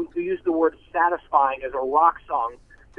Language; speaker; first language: English; native; English